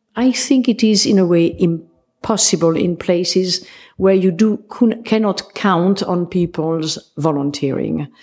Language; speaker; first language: English; non-native, fluent; French